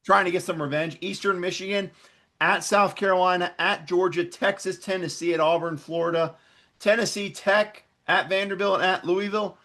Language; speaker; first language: English; native; English